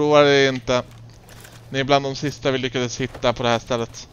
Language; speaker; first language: Swedish; native; Swedish